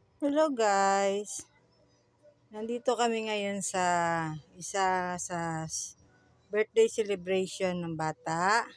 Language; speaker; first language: Filipino; non-native, local second language; Cebuano